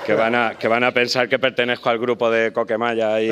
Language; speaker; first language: Spanish; native; Spanish